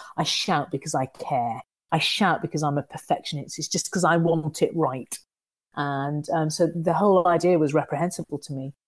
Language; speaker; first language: English; native; English